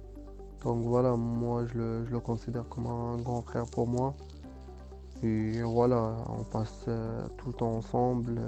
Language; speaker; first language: French; non-native, local second language; Arabic